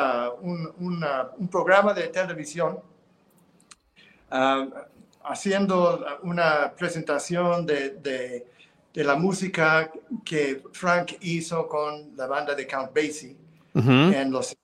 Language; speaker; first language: Spanish; non-native, fluent; English